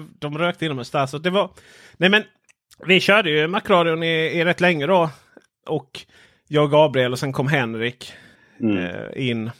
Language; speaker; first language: Swedish; native; Swedish